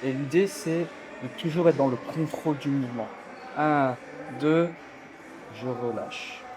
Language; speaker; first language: French; native; French